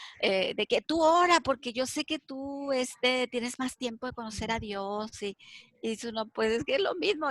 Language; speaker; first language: Spanish; native; Spanish